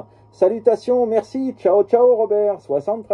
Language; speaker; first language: French; native; French